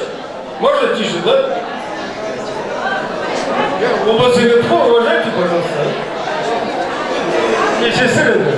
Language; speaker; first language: Russian; non-native, local second language; Kazakh